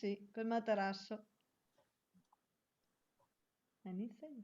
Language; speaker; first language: Italian; native; Italian